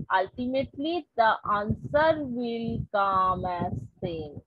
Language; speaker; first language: English; non-native, local second language; Bangla